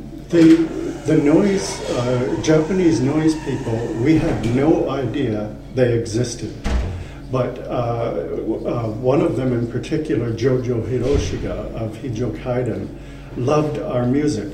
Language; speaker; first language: English; native; English